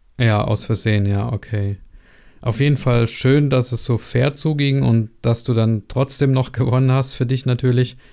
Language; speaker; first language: German; native; German